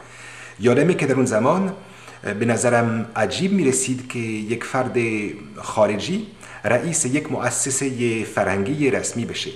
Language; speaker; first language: Persian; non-native, learner; French